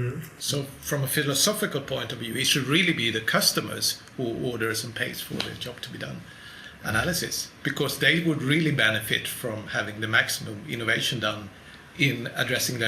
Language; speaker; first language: English; non-native, fluent; Swedish